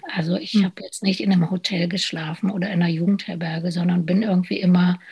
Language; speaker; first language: German; native; German